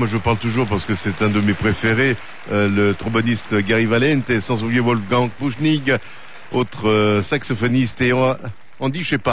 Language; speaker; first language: French; native; French